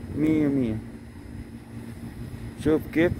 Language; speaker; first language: Arabic; non-native, learner; Filipino